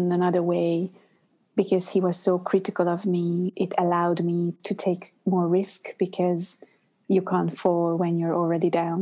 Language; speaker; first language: English; non-native, fluent; Hungarian